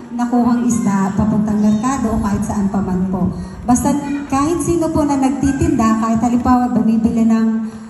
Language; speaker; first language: Filipino; non-native, local second language; Masbatenyo